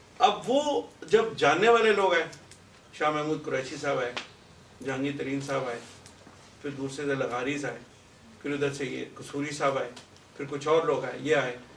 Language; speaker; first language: Urdu; native; Urdu